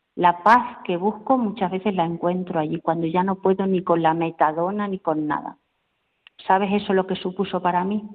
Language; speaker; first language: Spanish; native; Spanish